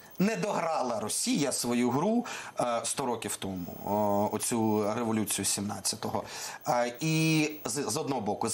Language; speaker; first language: Ukrainian; non-native, local second language; Russian